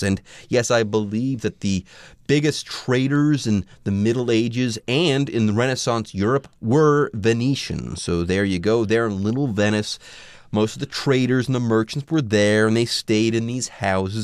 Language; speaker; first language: English; native; English